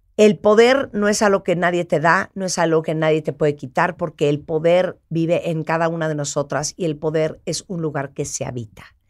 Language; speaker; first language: Spanish; native; Spanish